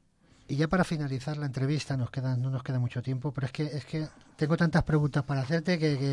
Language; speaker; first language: Spanish; native; Spanish